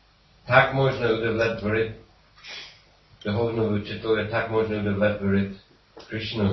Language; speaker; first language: Russian; non-native, fluent; English